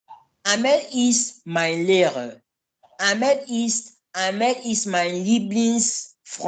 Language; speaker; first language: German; non-native, learner; French